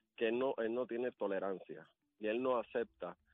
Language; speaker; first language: Spanish; native; Spanish